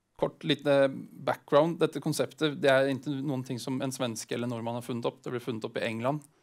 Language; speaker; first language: Swedish; non-native, fluent; Norwegian